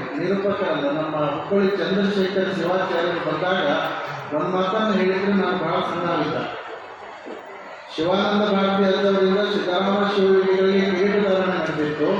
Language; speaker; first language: Kannada; native; Kannada